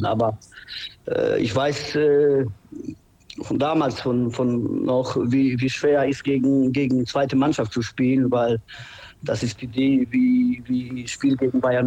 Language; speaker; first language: German; non-native, fluent; Polish